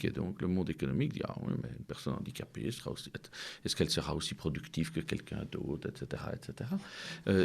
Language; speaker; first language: French; native; French